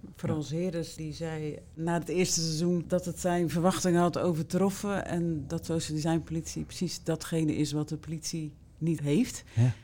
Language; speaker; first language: Dutch; native; Dutch